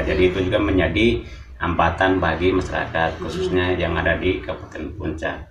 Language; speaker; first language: Indonesian; non-native, local second language; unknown